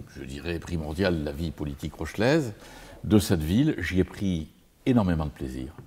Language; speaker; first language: French; native; French